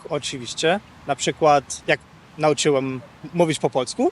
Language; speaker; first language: Polish; non-native, learner; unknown